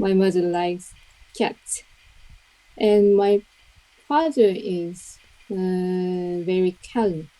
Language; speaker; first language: English; non-native, learner; Japanese